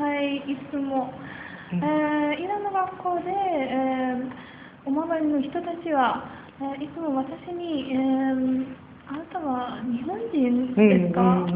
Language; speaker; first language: Japanese; non-native, learner; Persian